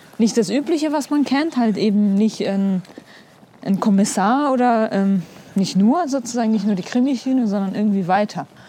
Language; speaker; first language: German; early bilingual, other home language; Kurdish